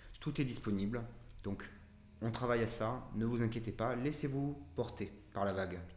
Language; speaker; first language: French; native; French